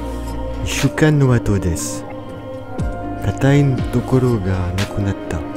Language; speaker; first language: Japanese; non-native, learner; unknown